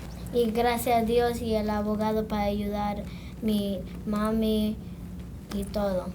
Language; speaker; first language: Spanish; early bilingual, heritage; Spanish